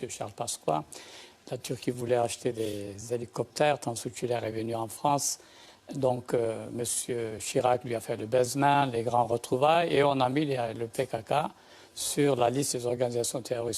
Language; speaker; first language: French; native; French